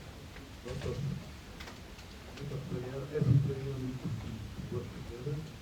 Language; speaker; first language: English; non-native, learner; French